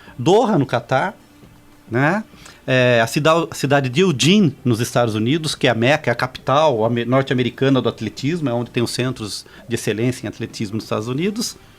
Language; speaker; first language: Portuguese; native; Portuguese